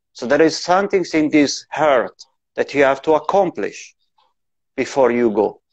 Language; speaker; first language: English; non-native, fluent; Italian